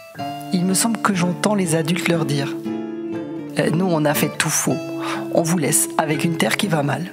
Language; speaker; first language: French; native; French